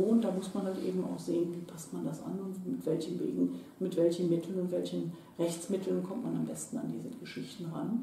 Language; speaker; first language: German; native; German